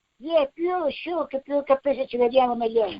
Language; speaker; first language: Italian; non-native, local second language; Sicilian